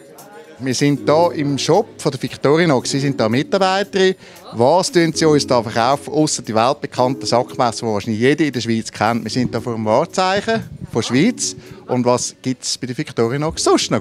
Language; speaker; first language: German; native; German